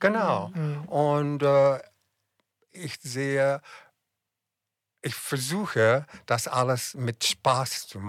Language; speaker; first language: German; non-native, fluent; English